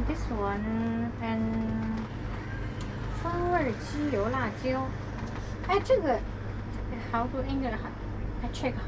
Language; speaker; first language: Chinese; native; Chinese